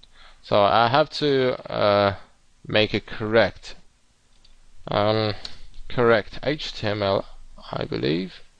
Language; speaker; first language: English; non-native, fluent; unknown